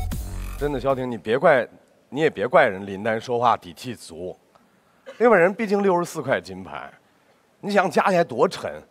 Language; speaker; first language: Chinese; native; Chinese